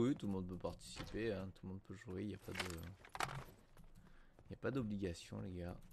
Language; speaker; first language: French; native; French